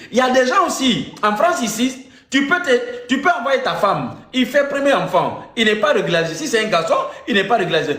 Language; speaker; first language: French; non-native, local second language; Fula